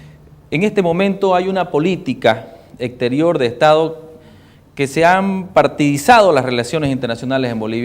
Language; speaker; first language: Spanish; native; Spanish